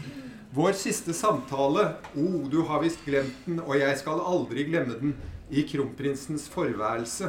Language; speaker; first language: Norwegian; native; Norwegian